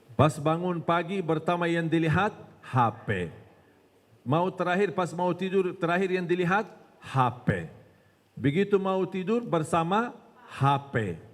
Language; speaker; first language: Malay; non-native, fluent; Arabic